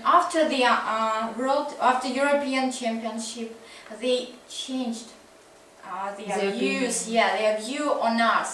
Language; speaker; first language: English; non-native, fluent; Russian